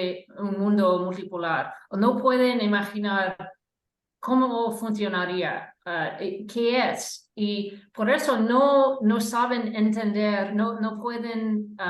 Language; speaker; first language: Spanish; non-native, fluent; English